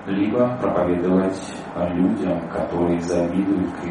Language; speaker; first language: Russian; native; Russian